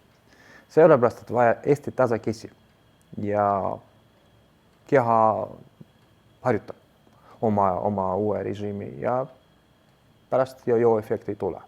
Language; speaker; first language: Estonian; non-native, local second language; Russian